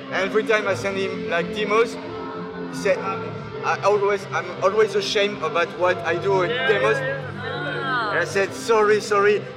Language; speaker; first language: English; non-native, fluent; French